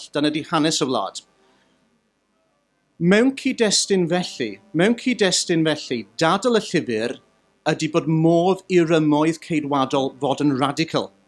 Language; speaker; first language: Welsh; native; Welsh